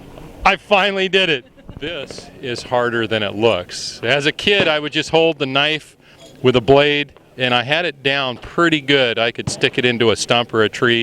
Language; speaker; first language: English; native; English